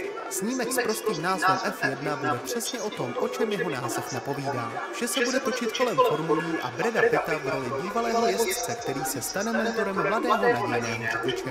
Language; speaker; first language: Czech; native; Czech